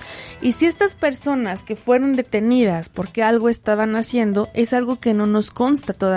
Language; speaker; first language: Spanish; native; Spanish